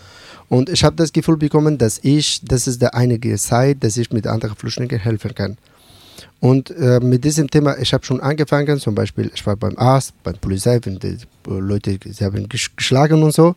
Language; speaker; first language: German; non-native, learner; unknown